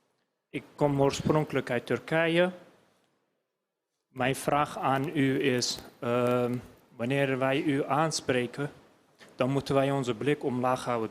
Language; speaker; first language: Dutch; early bilingual, other home language; Turkish